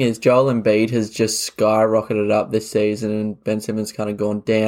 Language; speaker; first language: English; native; English